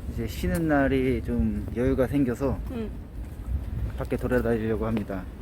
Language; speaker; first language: Korean; native; Korean